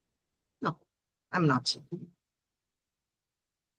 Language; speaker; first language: English; non-native, fluent; Portuguese